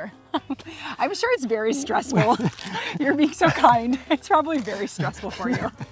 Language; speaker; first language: English; native; English